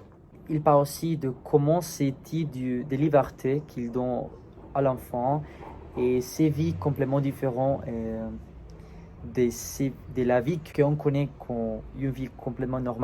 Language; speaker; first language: French; non-native, learner; Spanish